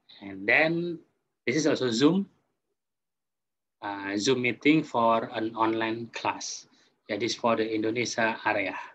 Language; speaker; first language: English; non-native, fluent; Indonesian